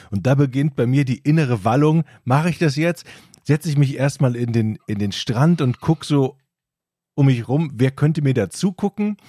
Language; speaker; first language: German; native; German